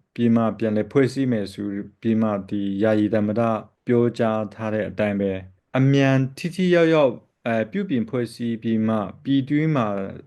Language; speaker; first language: Burmese; non-native, local second language; Kachin